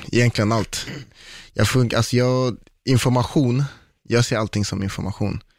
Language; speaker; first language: Swedish; early bilingual, other home language; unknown